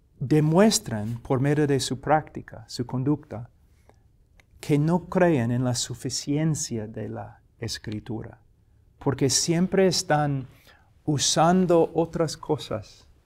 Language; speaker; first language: Spanish; non-native, fluent; English